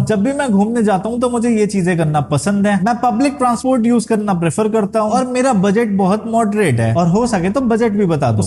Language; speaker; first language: Hindi; native; Hindi